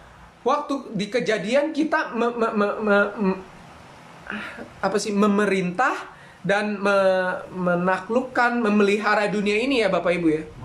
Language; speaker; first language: Indonesian; native; Indonesian